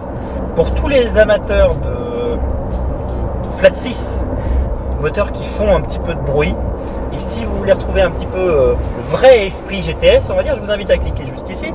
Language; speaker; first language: French; native; French